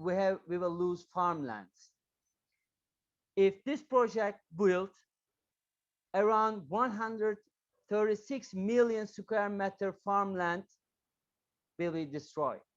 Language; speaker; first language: English; non-native, learner; Turkish